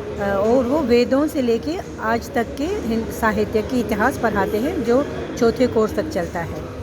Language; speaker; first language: Hindi; non-native, fluent; Uzbek